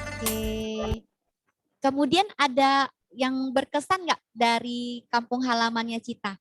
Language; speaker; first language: Indonesian; native; Indonesian